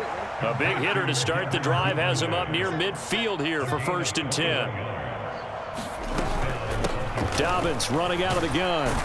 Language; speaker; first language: English; native; English